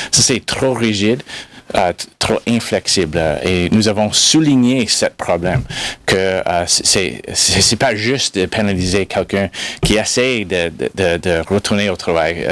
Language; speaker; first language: French; non-native, fluent; English